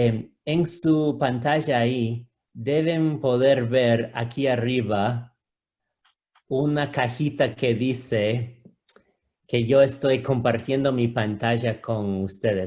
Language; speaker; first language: Spanish; non-native, fluent; English